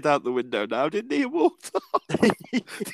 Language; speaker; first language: English; native; English